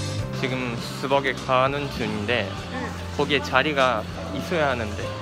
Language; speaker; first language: Korean; non-native, fluent; Japanese